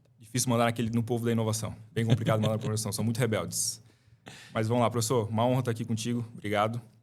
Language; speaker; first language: Portuguese; native; Portuguese